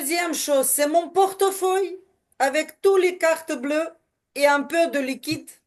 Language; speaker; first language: French; non-native, learner; Ukrainian